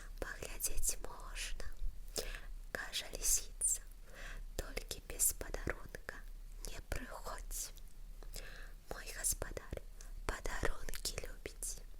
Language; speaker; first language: Belarusian; non-native, local second language; Russian